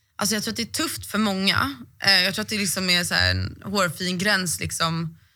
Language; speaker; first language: Swedish; native; Swedish